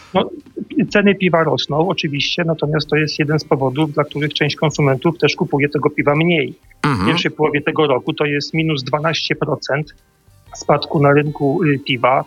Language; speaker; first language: Polish; native; Polish